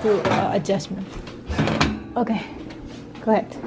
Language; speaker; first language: English; non-native, learner; Indonesian